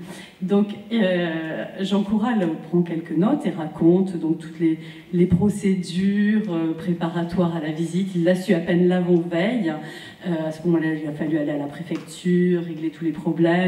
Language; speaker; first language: French; native; French